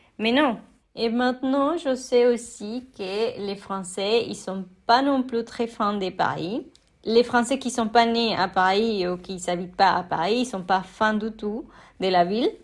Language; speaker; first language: French; non-native, fluent; Spanish